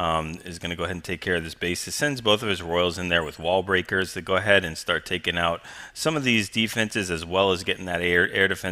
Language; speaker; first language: English; native; English